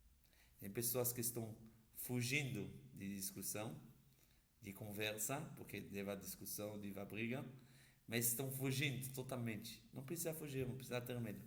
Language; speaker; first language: Portuguese; non-native, fluent; Hebrew